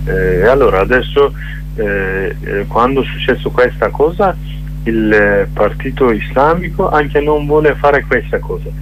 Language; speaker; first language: Italian; non-native, learner; Kurdish